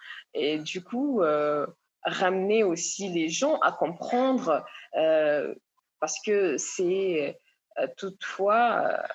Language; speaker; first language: French; non-native, local second language; Comorian